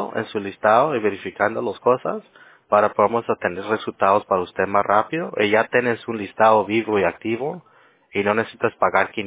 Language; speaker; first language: Spanish; early bilingual, heritage; Spanish